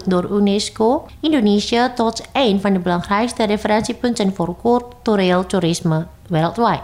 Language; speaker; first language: Dutch; non-native, fluent; Indonesian